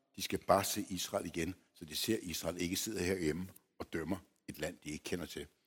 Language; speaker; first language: Danish; early bilingual, other home language; Polish